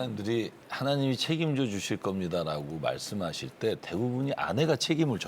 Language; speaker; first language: Korean; native; Korean